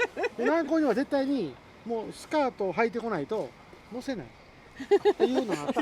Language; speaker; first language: Japanese; native; Japanese